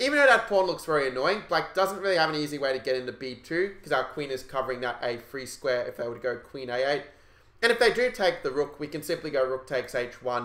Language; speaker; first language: English; native; English